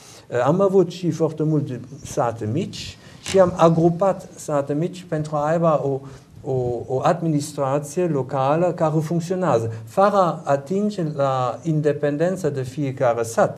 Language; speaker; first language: Romanian; non-native, learner; German